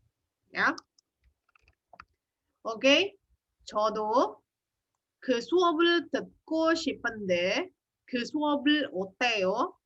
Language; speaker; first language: Korean; non-native, fluent; Indonesian